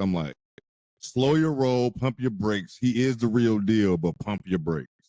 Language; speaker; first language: English; native; English